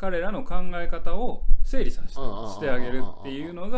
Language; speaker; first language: Japanese; native; Japanese